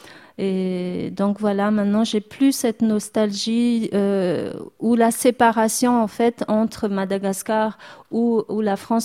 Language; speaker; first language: French; non-native, local second language; Malagasy